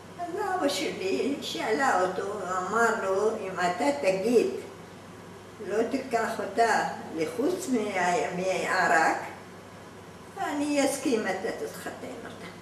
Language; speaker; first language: Hebrew; non-native, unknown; Arabic